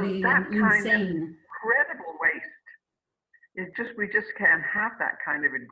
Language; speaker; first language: English; native; English